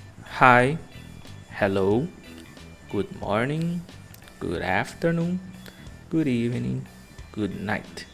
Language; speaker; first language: English; non-native, fluent; Portuguese